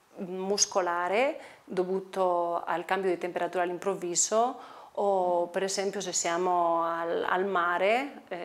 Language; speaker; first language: Italian; non-native, fluent; Spanish